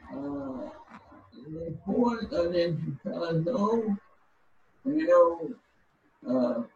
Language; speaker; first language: Portuguese; non-native, learner; English